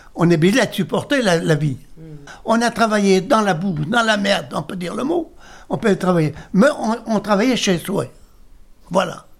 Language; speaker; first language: French; native; French